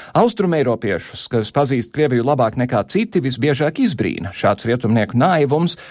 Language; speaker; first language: Latvian; early bilingual, heritage; Latvian